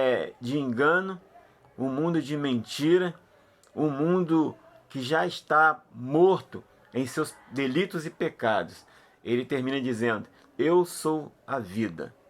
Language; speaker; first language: Portuguese; native; Portuguese